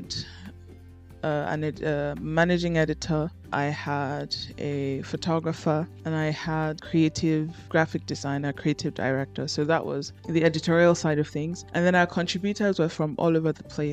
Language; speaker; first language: English; non-native, local second language; Igbo